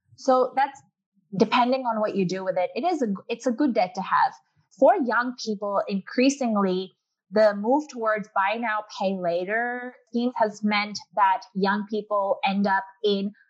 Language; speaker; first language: English; non-native, local second language; Urdu